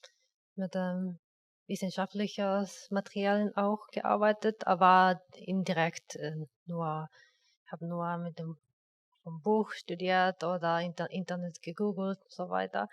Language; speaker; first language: German; non-native, fluent; Japanese